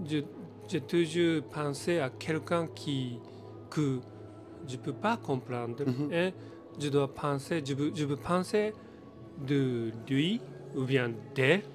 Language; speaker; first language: French; non-native, learner; Japanese